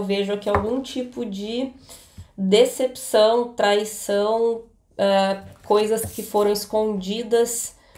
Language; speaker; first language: Portuguese; native; Portuguese